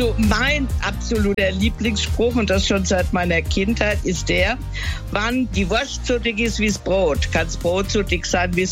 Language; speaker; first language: German; native; German